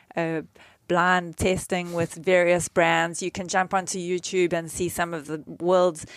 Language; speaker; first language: English; native; English